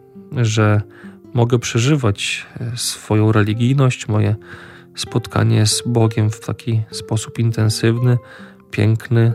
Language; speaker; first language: Polish; native; Polish